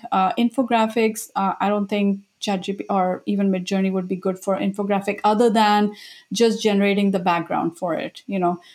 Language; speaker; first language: English; non-native, local second language; Hindi